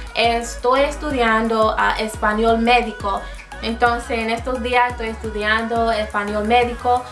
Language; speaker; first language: Spanish; non-native, fluent; English